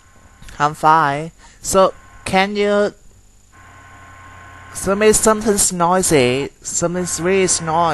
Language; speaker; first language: English; non-native, learner; Vietnamese